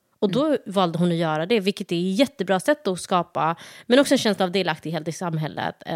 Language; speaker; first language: Swedish; early bilingual, other home language; Somali